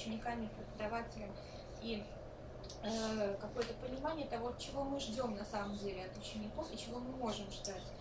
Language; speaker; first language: Russian; native; Russian